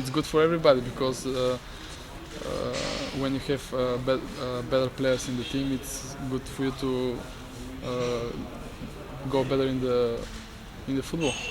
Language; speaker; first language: English; non-native, local second language; Bulgarian